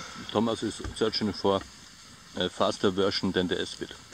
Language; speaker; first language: English; non-native, fluent; German